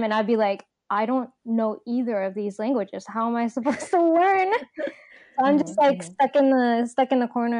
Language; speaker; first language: English; non-native, fluent; Japanese